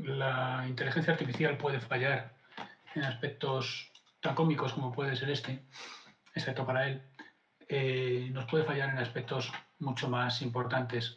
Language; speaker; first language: Spanish; native; Spanish